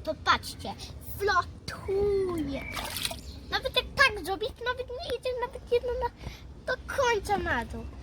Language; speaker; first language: Polish; early bilingual, heritage; Polish